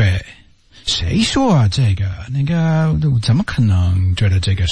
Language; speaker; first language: Chinese; non-native, learner; English